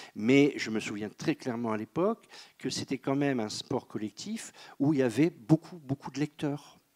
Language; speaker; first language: French; native; French